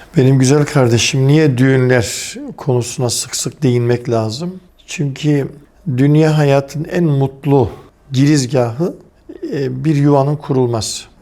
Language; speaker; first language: Turkish; native; Turkish